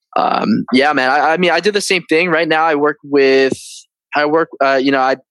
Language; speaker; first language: English; early bilingual, other home language; Filipino